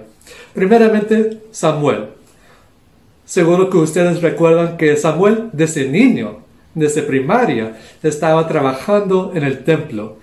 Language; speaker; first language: Spanish; non-native, local second language; English